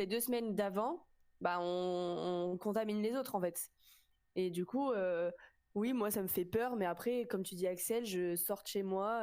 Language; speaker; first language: French; native; French